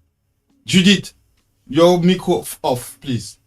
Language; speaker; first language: English; non-native, learner; French